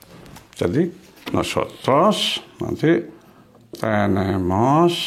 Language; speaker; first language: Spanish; non-native, fluent; Indonesian